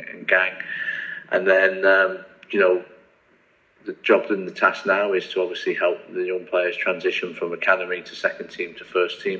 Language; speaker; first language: English; native; English